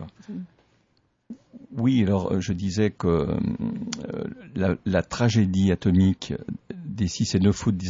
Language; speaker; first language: French; native; French